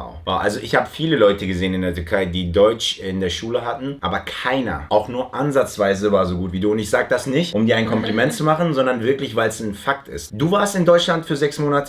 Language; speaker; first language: German; early bilingual, heritage; Turkish